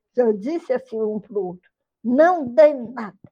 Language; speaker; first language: Portuguese; native; Portuguese